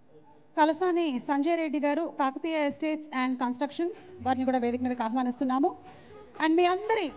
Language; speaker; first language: Telugu; native; Telugu